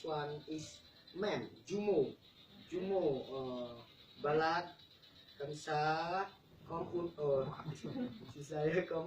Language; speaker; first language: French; non-native, learner; Indonesian